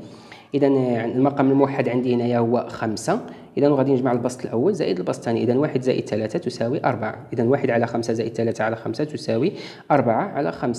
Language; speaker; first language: Arabic; native; Arabic